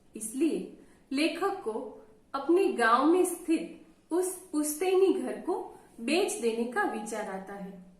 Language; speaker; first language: Hindi; non-native, local second language; Gujarati